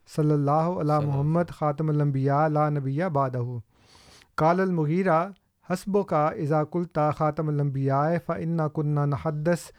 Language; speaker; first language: Urdu; non-native, local second language; Punjabi